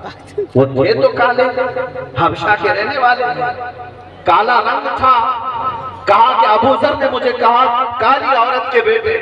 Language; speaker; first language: Urdu; native; Urdu